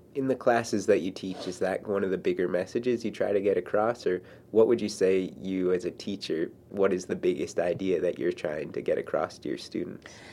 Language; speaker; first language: English; native; English